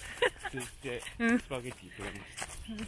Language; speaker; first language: Japanese; native; Japanese